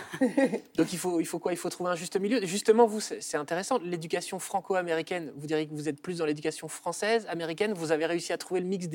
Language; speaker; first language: French; native; French